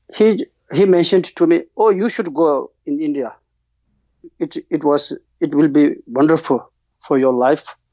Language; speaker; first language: English; non-native, learner; Tibetan